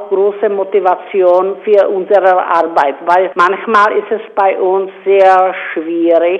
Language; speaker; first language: German; non-native, fluent; Czech